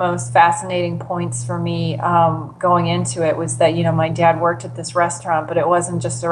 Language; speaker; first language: English; native; English